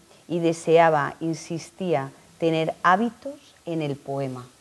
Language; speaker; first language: Spanish; native; Spanish